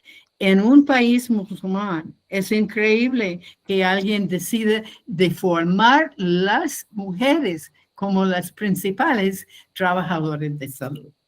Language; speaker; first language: Spanish; non-native, fluent; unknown